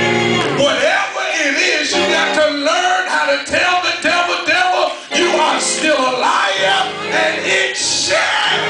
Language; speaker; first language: English; native; English